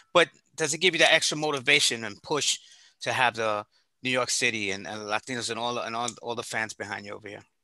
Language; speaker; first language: English; early bilingual, other home language; Spanish